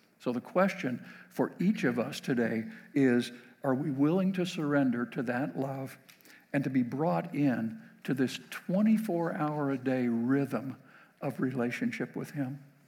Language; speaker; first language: English; native; English